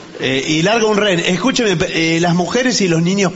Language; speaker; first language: Spanish; native; Spanish